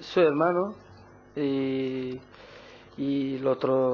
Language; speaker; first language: Spanish; non-native, learner; Arabic